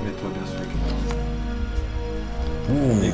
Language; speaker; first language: French; native; French